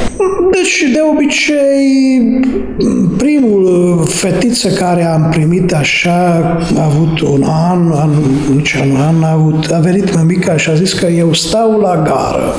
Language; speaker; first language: Romanian; non-native, fluent; Hungarian